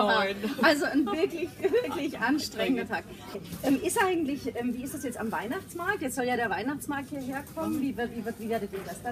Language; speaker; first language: German; native; German